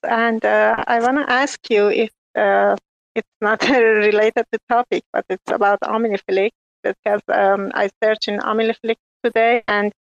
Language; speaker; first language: English; non-native, learner; Persian